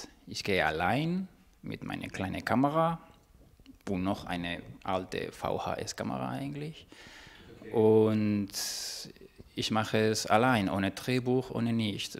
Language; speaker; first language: German; non-native, fluent; Spanish